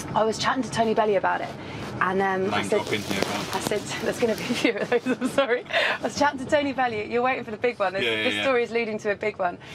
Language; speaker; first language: English; native; English